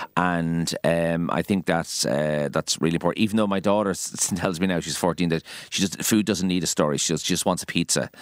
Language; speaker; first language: English; native; English